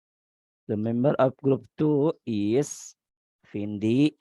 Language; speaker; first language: English; non-native, learner; Indonesian